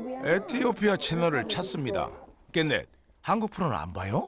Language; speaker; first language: Korean; native; Korean